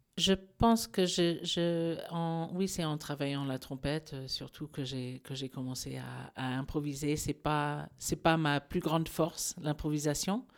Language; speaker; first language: French; non-native, fluent; English